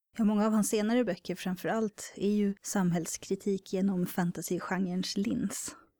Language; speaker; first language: Swedish; native; Swedish